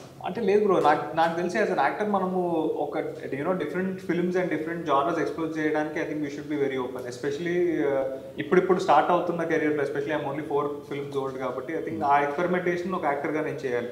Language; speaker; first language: Telugu; native; Telugu